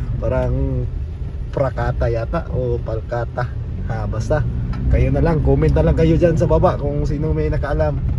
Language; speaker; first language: Filipino; non-native, local second language; Cebuano